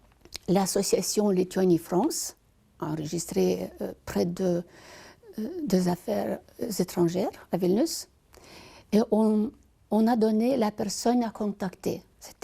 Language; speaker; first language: French; non-native, fluent; Lithuanian